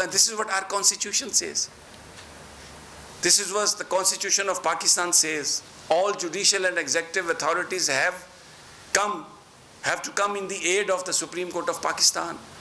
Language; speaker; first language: English; non-native, local second language; Urdu